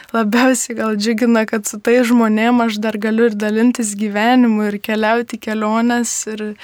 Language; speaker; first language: Lithuanian; native; Lithuanian